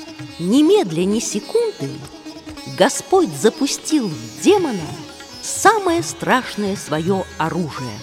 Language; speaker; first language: Russian; native; Russian